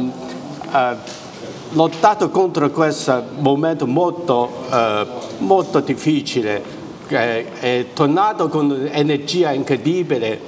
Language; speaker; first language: Italian; non-native, fluent; Chinese